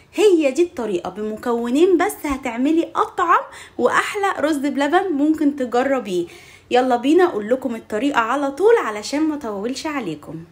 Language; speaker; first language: Arabic; native; Arabic